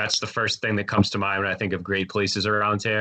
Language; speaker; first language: English; native; English